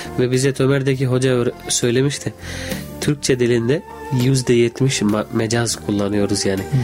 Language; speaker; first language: Turkish; non-native, fluent; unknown